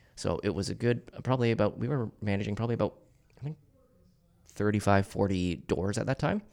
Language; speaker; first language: English; native; English